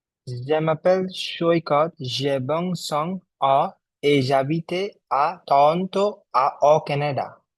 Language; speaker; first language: French; non-native, learner; Bangla